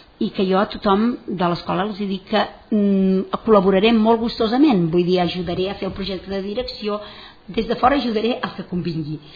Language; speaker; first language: Catalan; non-native, local second language; Spanish